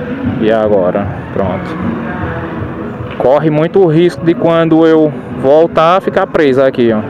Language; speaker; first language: Portuguese; native; Portuguese